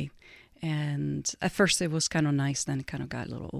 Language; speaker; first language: English; non-native, fluent; Italian